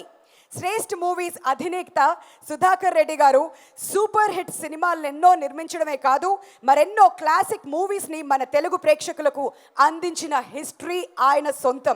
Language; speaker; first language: Telugu; native; Telugu